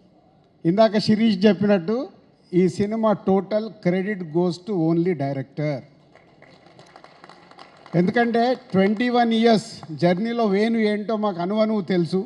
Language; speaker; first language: Telugu; native; Telugu